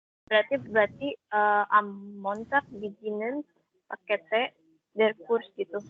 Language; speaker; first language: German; non-native, learner; Indonesian